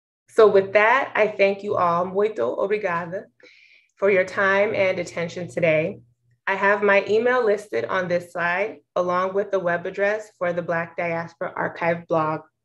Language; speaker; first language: English; native; English